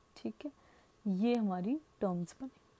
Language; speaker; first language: Hindi; native; Hindi